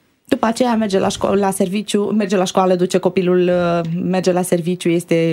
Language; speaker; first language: Romanian; native; Romanian